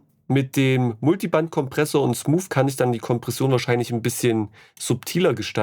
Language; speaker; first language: German; native; German